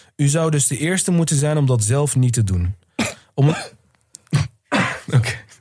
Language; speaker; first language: Dutch; early bilingual, other home language; Turkish